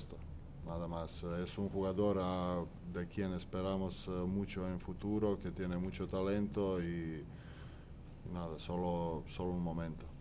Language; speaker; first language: Spanish; non-native, fluent; Croatian